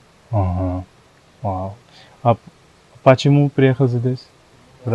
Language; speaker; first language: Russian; non-native, learner; Hindi